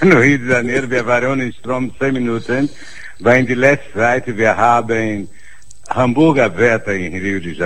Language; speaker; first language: German; non-native, fluent; Portuguese